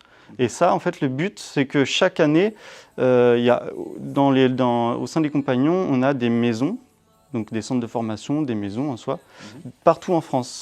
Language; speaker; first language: French; native; French